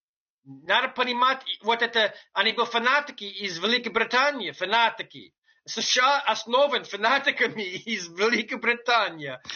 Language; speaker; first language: Russian; non-native, fluent; English